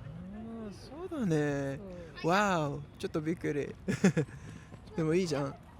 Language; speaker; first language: Japanese; non-native, learner; English